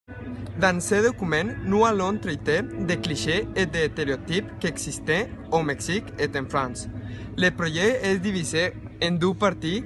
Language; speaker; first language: French; non-native, learner; Spanish